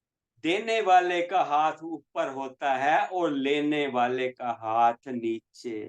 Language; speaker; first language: Hindi; native; Hindi